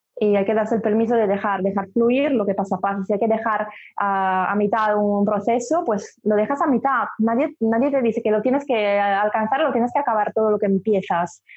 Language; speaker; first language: Spanish; non-native, fluent; Italian